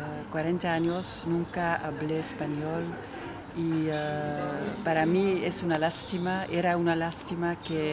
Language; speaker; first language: Spanish; non-native, fluent; Dutch